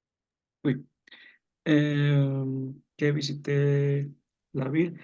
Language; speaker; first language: French; non-native, learner; Spanish